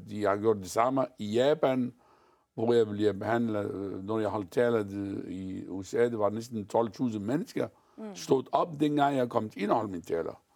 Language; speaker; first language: Danish; non-native, fluent; Arabic